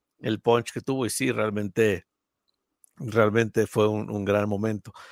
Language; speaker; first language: Spanish; native; Spanish